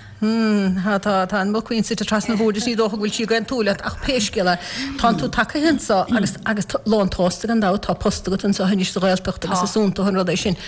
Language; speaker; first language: Irish; native; Irish